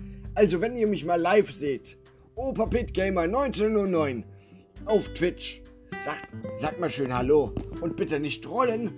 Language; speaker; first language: German; native; German